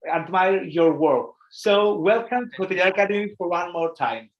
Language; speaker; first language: English; non-native, learner; Greek